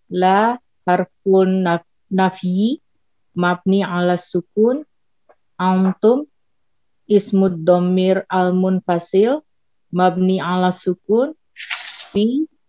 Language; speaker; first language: Arabic; non-native, learner; Indonesian